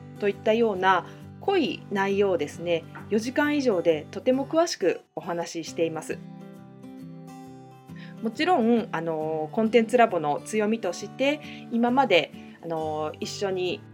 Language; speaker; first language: Japanese; native; Japanese